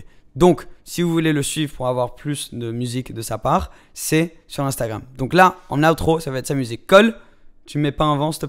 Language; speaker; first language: French; native; French